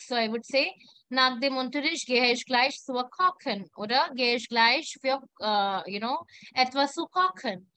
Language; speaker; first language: German; non-native, fluent; Hindi